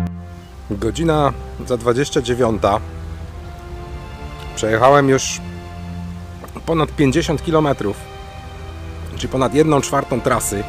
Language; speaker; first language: Polish; native; Polish